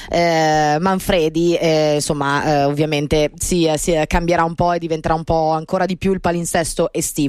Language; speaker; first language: Italian; native; Italian